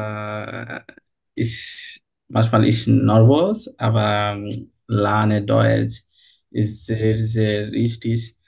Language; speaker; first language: German; non-native, learner; Bangla